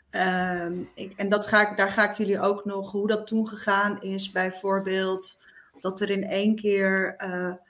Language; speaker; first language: Dutch; native; Dutch